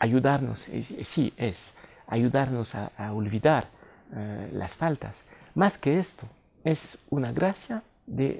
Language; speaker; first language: Spanish; non-native, fluent; French